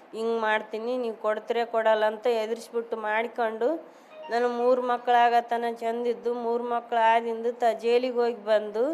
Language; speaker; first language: Kannada; native; Kannada